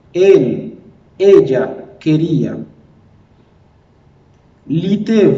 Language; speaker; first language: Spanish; non-native, fluent; Haitian Creole